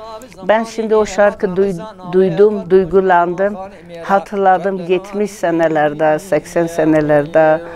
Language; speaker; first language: Turkish; non-native, learner; Armenian